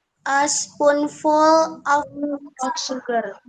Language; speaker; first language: English; non-native, learner; Indonesian